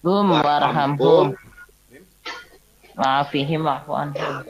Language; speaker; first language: Arabic; non-native, learner; Indonesian